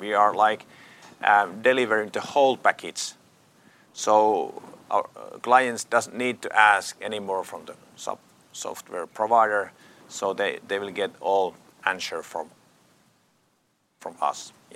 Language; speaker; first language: English; non-native, fluent; Finnish